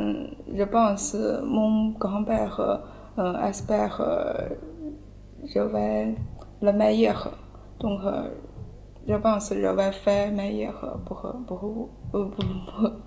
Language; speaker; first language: French; non-native, learner; Chinese